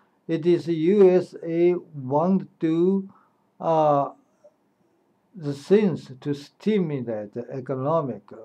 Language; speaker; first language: English; non-native, learner; Chinese